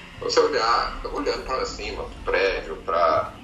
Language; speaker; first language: Portuguese; native; Portuguese